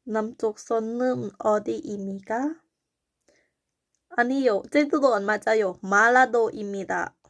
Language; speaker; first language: Korean; non-native, learner; Thai